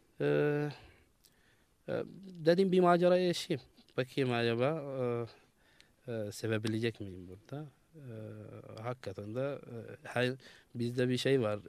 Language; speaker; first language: Turkish; non-native, fluent; Arabic